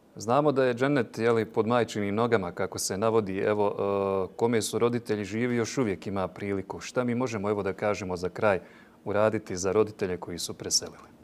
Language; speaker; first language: Bosnian; native; Bosnian